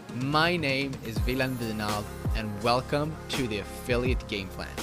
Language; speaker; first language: English; non-native, fluent; Swedish